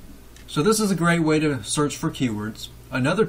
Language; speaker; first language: English; native; English